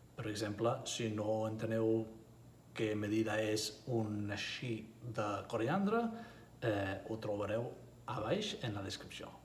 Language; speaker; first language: Catalan; non-native, learner; Spanish